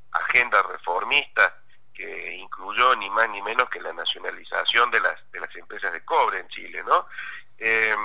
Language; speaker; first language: Spanish; native; Spanish